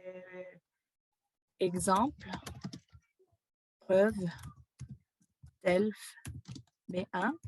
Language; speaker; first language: French; non-native, fluent; Spanish